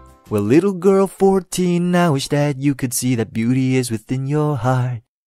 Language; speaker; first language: English; early bilingual, other home language; Chinese